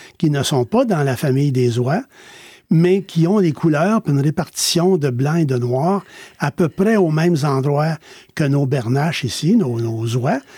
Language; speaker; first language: French; native; French